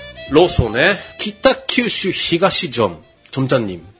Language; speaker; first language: Korean; non-native, fluent; Japanese